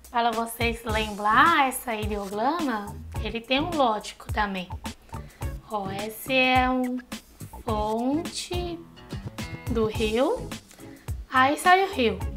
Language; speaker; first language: Portuguese; non-native, learner; Chinese